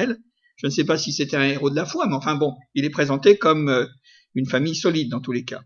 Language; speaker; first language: French; native; French